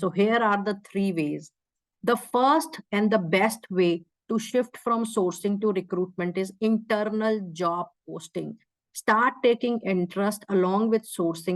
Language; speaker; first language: English; non-native, local second language; Hindi